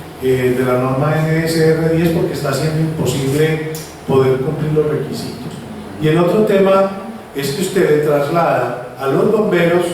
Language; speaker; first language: Spanish; native; Spanish